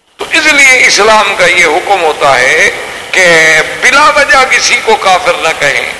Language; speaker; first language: Urdu; native; Urdu